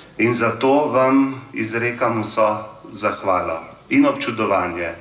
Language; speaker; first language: Slovenian; native; Slovenian